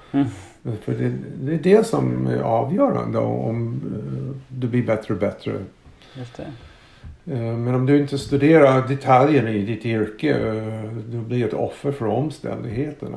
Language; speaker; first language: Swedish; non-native, fluent; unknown